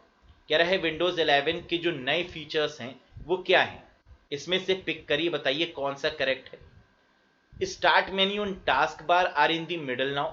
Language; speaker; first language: Hindi; native; Hindi